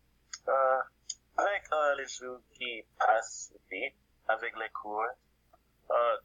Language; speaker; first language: French; non-native, learner; English